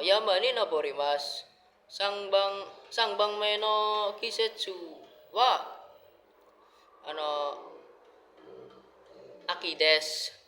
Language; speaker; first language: Japanese; non-native, learner; Indonesian